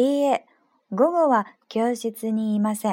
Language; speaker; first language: Japanese; non-native, fluent; Chinese